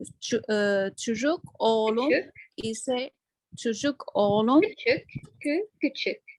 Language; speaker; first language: Turkish; non-native, learner; Arabic